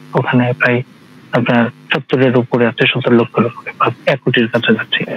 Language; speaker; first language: Bangla; non-native, local second language; Santali